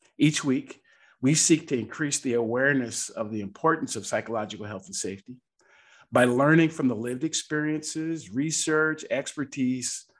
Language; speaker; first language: English; native; English